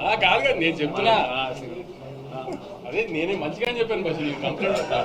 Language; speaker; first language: Telugu; native; Telugu